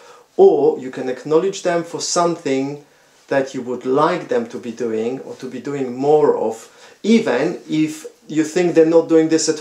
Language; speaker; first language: English; non-native, fluent; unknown